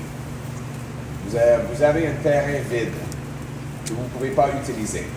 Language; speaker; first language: French; non-native, local second language; English